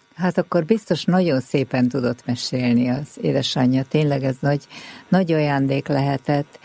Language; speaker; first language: Hungarian; native; Hungarian